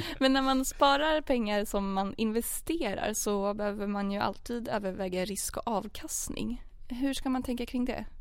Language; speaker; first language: Swedish; native; Swedish